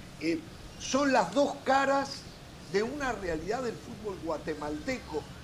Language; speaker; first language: Spanish; native; Spanish